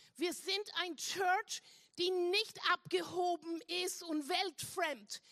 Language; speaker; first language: German; non-native, fluent; English